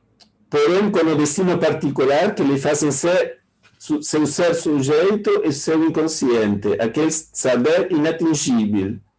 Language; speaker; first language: Portuguese; non-native, fluent; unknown